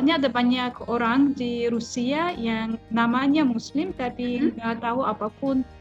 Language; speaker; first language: Indonesian; non-native, fluent; Russian